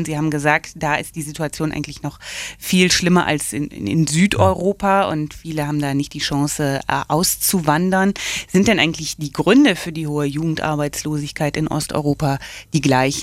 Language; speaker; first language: German; native; German